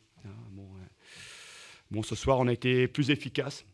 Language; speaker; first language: French; native; French